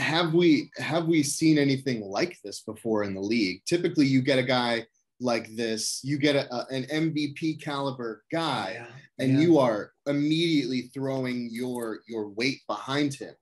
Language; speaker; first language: English; native; English